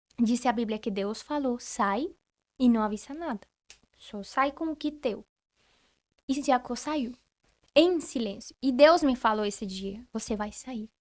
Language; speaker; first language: Portuguese; non-native, fluent; Spanish